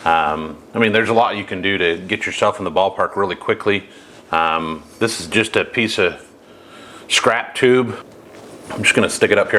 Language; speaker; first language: English; native; English